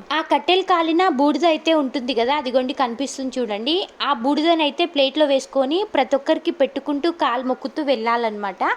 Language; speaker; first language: Telugu; non-native, local second language; Lambadi